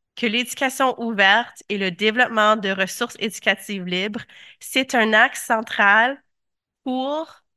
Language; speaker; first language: French; native; French